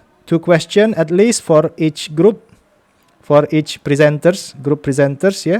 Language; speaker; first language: English; non-native, fluent; Indonesian